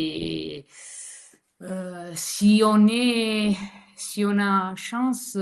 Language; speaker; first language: French; non-native, fluent; Italian